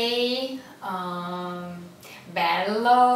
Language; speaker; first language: Italian; non-native, learner; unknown